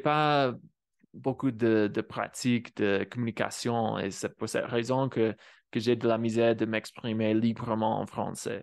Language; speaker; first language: French; non-native, fluent; English